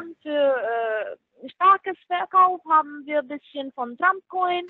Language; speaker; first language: German; non-native, fluent; Spanish